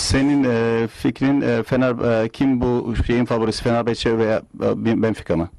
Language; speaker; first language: Turkish; native; Turkish